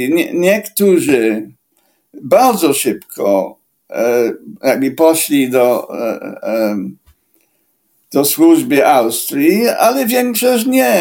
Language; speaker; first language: Polish; non-native, fluent; English